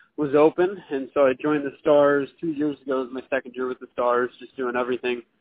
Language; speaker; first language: English; native; English